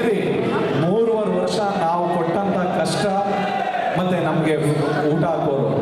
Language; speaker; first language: Kannada; native; Kannada